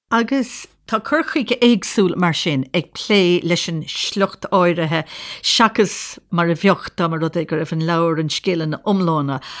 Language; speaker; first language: Irish; native; Irish